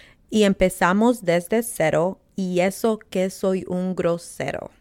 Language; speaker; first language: Spanish; early bilingual, heritage; Spanish